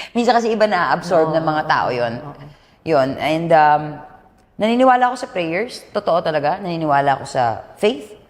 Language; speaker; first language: Filipino; native; Filipino